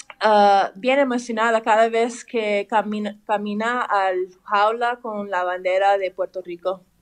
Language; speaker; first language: Spanish; early bilingual, heritage; English